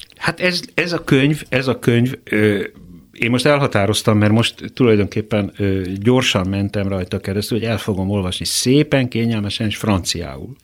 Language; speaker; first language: Hungarian; native; Hungarian